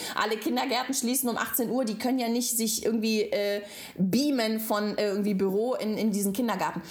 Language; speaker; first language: German; non-native, fluent; Russian